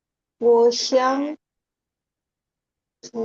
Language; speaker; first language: Chinese; non-native, learner; Indonesian